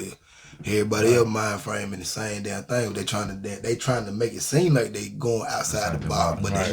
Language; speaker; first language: English; native; English